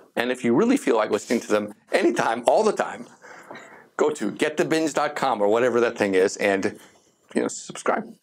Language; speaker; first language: English; native; English